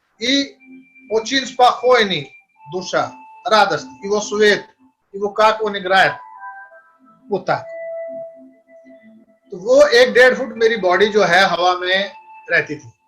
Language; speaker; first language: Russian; non-native, learner; Hindi